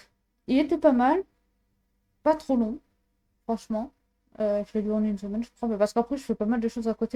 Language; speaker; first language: French; native; French